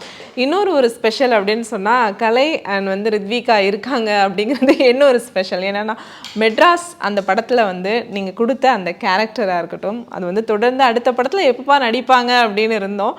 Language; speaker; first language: Tamil; native; Tamil